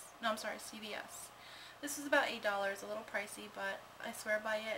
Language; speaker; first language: English; native; English